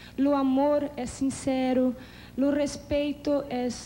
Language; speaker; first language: Spanish; non-native, learner; Portuguese